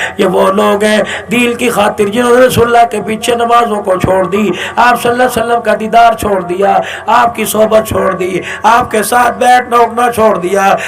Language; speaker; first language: Urdu; non-native, local second language; Punjabi